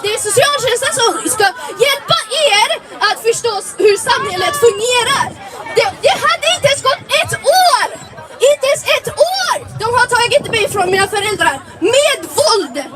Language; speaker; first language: Swedish; early bilingual, other home language; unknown